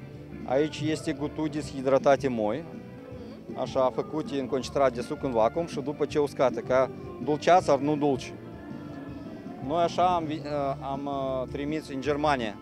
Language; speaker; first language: Romanian; non-native, local second language; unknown